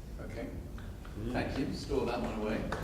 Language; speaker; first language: English; native; English